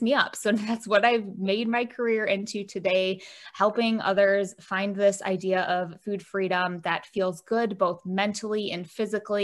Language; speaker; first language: English; native; English